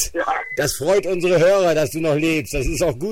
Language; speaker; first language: German; native; German